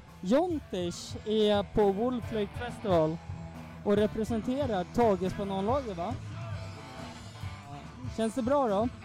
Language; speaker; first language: Swedish; native; Swedish